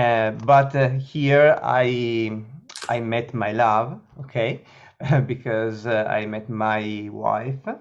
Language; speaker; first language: English; non-native, learner; Italian